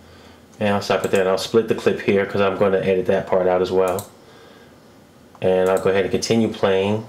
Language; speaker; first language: English; native; English